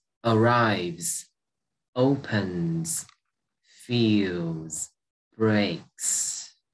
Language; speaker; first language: English; non-native, fluent; Vietnamese